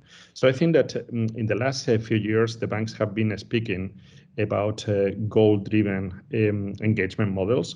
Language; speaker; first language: English; non-native, fluent; Spanish